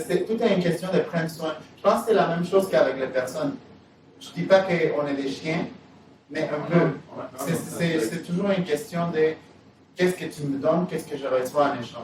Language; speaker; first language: French; native; French